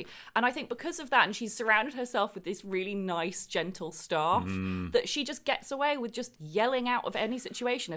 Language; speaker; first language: English; native; English